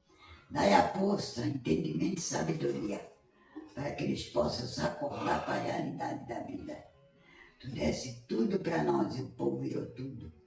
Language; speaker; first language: Portuguese; native; Portuguese